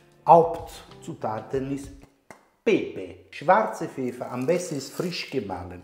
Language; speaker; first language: German; non-native, fluent; Italian